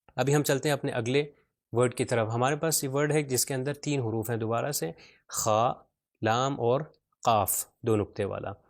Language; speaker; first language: Urdu; non-native, local second language; Punjabi